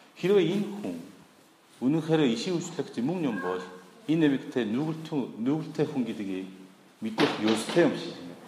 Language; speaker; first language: Mongolian; non-native, fluent; Korean